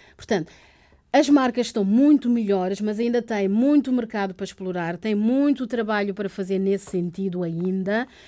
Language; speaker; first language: Portuguese; early bilingual, other home language; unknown